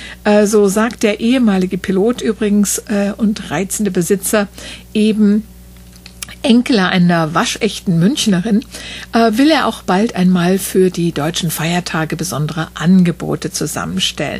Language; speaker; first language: German; native; German